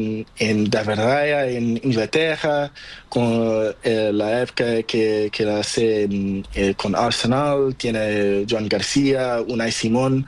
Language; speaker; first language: Spanish; non-native, learner; Portuguese